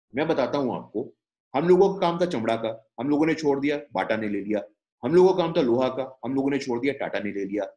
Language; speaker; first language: Hindi; native; Hindi